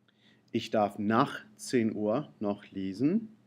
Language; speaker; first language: German; non-native, fluent; English